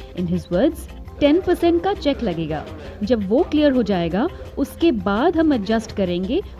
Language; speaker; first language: English; non-native, local second language; Hindi